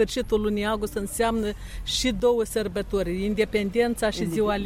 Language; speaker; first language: Romanian; native; Romanian